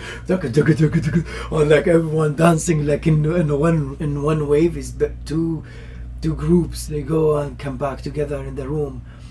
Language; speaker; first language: English; non-native, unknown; Arabic